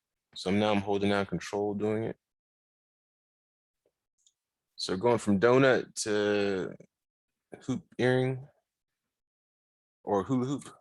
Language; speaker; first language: English; native; English